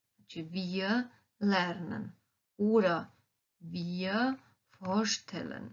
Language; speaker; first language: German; non-native, fluent; Croatian